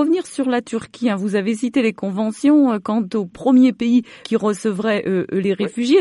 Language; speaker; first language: French; native; French